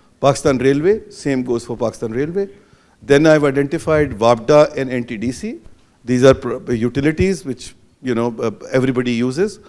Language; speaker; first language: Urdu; non-native, local second language; Punjabi